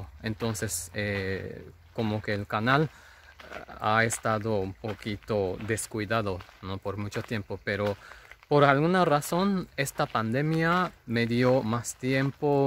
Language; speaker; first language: Spanish; non-native, fluent; Japanese